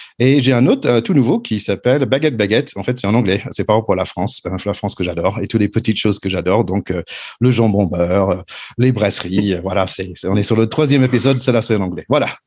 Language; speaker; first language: French; non-native, fluent; English